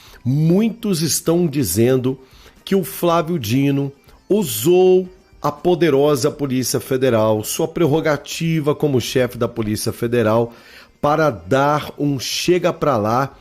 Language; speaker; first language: Portuguese; native; Portuguese